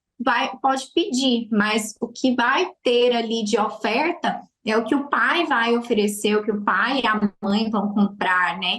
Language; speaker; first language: Portuguese; native; Portuguese